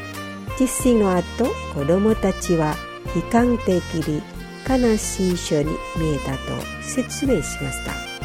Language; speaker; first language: Japanese; non-native, fluent; Indonesian